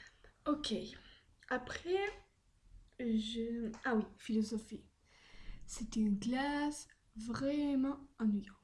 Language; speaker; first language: French; non-native, learner; Spanish